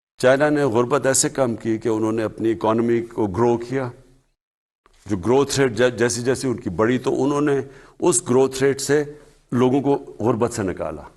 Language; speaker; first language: Urdu; native; Urdu